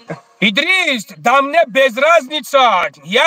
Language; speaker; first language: Russian; non-native, learner; Tajik